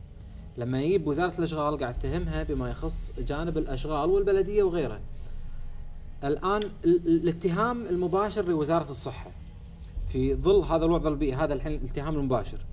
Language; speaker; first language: Arabic; native; Arabic